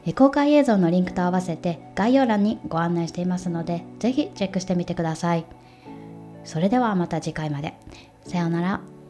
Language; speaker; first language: Japanese; native; Japanese